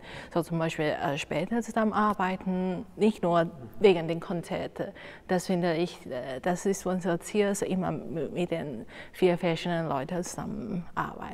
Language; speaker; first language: German; non-native, learner; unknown